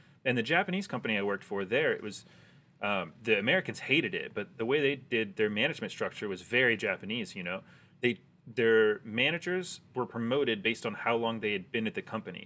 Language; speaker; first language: English; early bilingual, other home language; Japanese